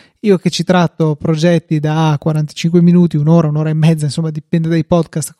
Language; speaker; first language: Italian; native; Italian